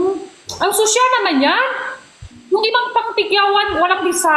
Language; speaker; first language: Filipino; non-native, learner; Korean